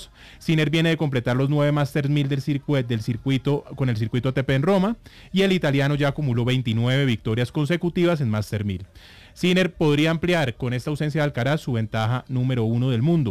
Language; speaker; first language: Spanish; native; Spanish